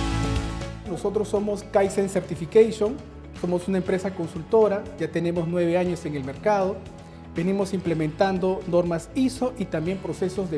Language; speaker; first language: Spanish; native; Spanish